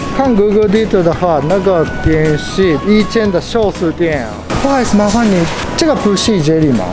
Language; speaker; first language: Chinese; non-native, fluent; Japanese